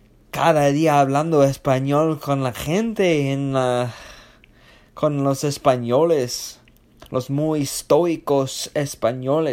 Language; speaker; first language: Spanish; non-native, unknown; English